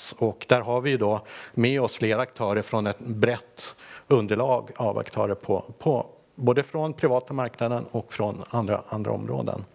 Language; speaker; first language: Swedish; native; Swedish